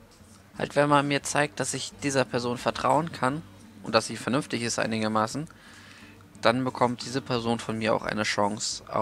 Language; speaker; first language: German; native; German